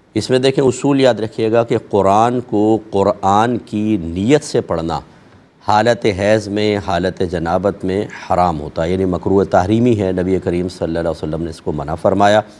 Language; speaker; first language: Urdu; native; Urdu